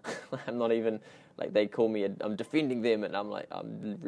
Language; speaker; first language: English; native; English